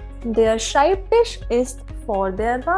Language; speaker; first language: German; non-native, fluent; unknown